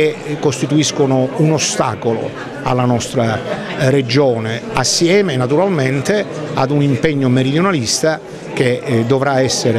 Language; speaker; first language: Italian; native; Italian